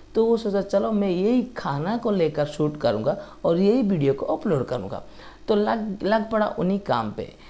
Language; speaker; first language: Hindi; non-native, local second language; Odia